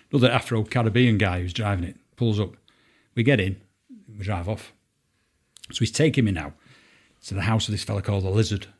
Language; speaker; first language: English; native; English